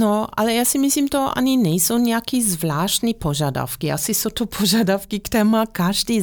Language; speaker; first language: Czech; non-native, fluent; German